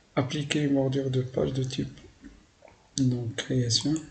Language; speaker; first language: French; non-native, local second language; Arabic